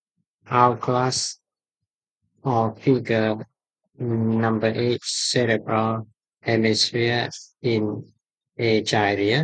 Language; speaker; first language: English; non-native, fluent; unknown